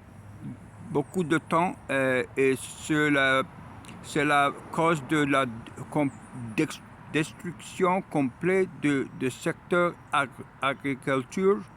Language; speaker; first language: French; non-native, learner; Arabic